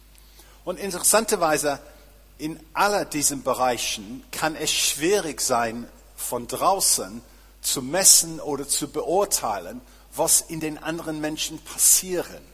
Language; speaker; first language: German; non-native, fluent; English